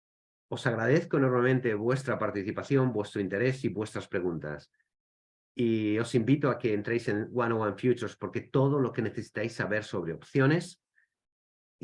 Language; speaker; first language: Spanish; native; Spanish